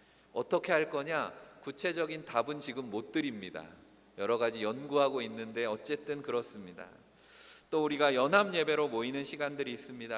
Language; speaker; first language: Korean; native; Korean